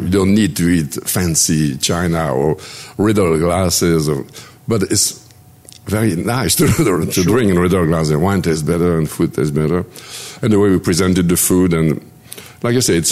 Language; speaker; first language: English; non-native, fluent; French